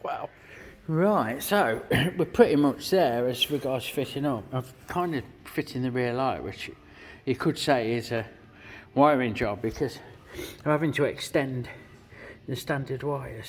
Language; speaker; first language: English; native; English